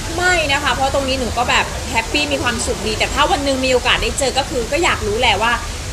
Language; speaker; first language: Thai; native; Thai